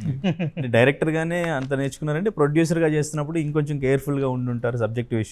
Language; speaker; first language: Telugu; native; Telugu